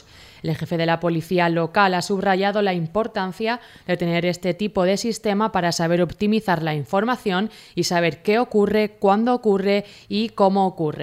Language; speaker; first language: Spanish; native; Spanish